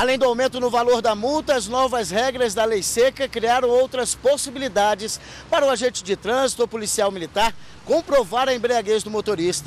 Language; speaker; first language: Portuguese; native; Portuguese